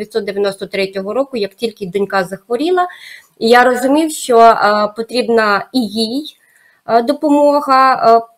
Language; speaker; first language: Ukrainian; native; Ukrainian